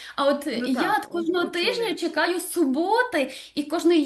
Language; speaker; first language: Ukrainian; native; Ukrainian